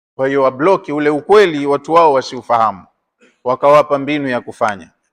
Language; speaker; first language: Swahili; native; Swahili